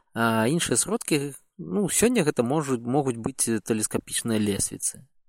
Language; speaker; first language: Belarusian; native; Belarusian